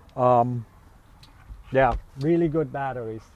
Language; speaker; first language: English; non-native, fluent; German